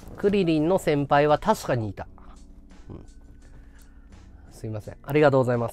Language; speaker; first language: Japanese; native; Japanese